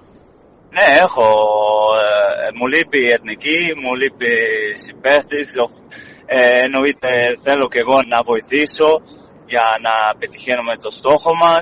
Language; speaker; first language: Greek; non-native, fluent; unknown